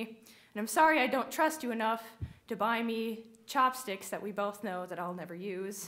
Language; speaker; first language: English; native; English